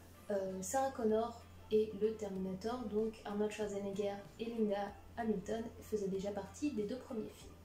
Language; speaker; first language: French; native; French